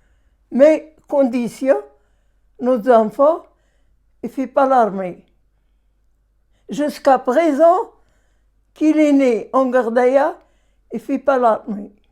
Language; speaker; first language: French; non-native, learner; Arabic